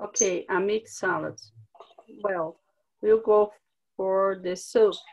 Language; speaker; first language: English; non-native, learner; Portuguese